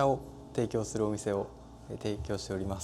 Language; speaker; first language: Japanese; native; Japanese